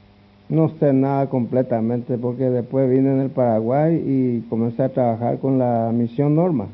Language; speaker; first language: Spanish; non-native, local second language; Guarani